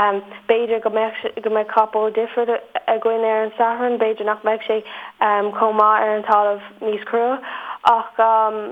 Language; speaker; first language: Irish; non-native, local second language; English